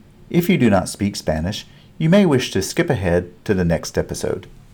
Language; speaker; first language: English; native; English